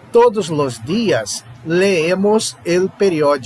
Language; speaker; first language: Spanish; non-native, fluent; Portuguese